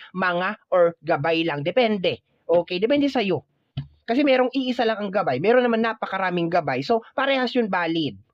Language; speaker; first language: Filipino; native; Filipino